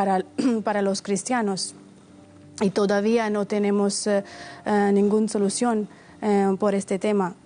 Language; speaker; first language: Spanish; non-native, fluent; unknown